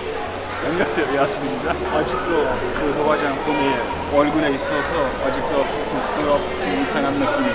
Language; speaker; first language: Korean; non-native, learner; Turkish